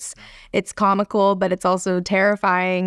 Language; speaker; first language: English; native; English